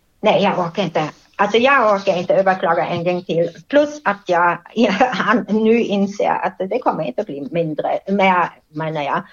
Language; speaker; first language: Swedish; non-native, fluent; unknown